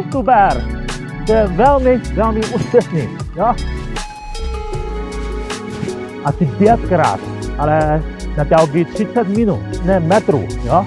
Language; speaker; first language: Czech; non-native, learner; Chinese